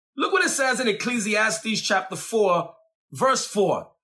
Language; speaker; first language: English; native; English